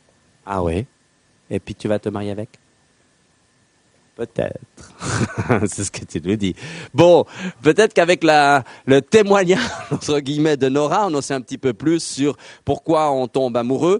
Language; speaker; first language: French; native; French